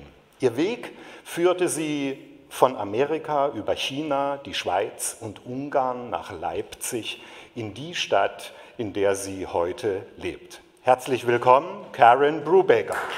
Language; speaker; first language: German; native; German